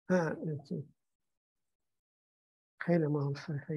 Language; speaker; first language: Dutch; non-native, learner; Turkish